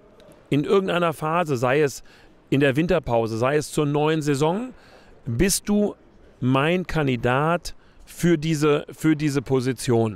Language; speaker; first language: German; native; German